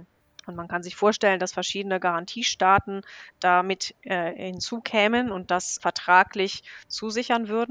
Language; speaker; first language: German; native; German